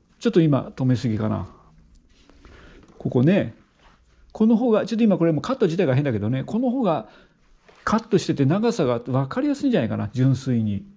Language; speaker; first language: Japanese; native; Japanese